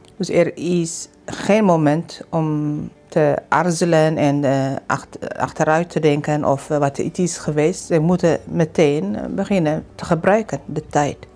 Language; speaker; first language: Dutch; non-native, fluent; Tigrinya